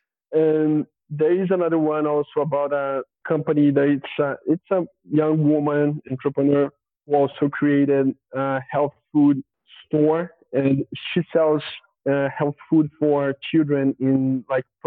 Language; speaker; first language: English; non-native, fluent; Portuguese